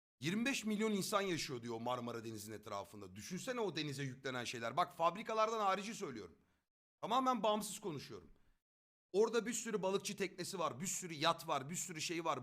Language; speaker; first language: Turkish; native; Turkish